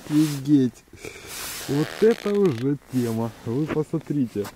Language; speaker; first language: Russian; native; Russian